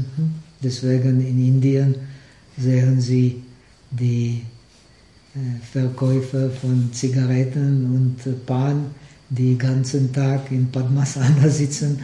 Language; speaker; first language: German; non-native, fluent; Czech